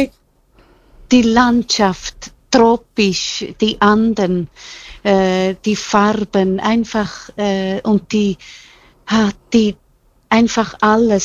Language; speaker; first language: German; non-native, local second language; Italian